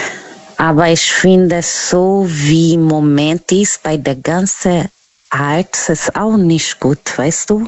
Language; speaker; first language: German; non-native, learner; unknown